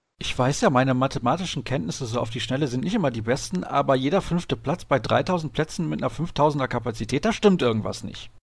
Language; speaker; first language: German; native; German